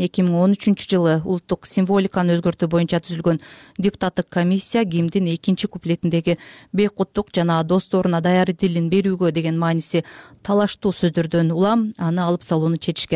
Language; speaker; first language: Kyrgyz; native; Kyrgyz